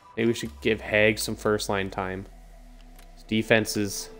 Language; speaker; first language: English; native; English